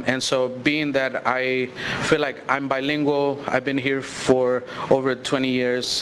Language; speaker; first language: English; early bilingual, other home language; Spanish